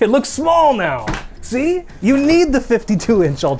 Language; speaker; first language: English; native; English